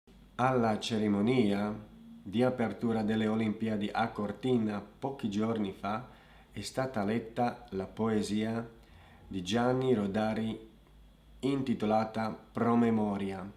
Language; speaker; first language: Italian; non-native, fluent; Slovak